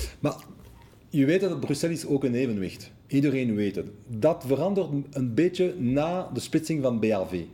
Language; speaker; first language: Dutch; non-native, local second language; French